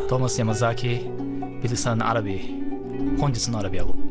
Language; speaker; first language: Arabic; non-native, fluent; Japanese